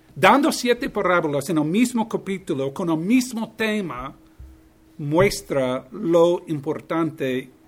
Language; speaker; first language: Spanish; non-native, fluent; English